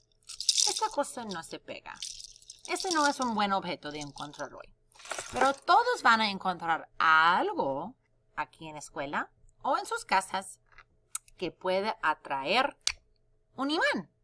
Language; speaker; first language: Spanish; non-native, fluent; English